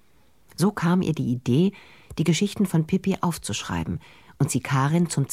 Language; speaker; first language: German; native; German